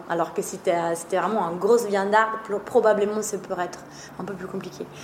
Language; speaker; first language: French; non-native, fluent; Italian